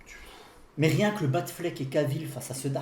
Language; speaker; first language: French; native; French